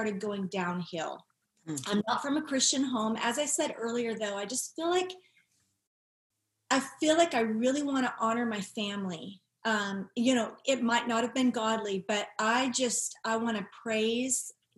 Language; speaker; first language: English; native; English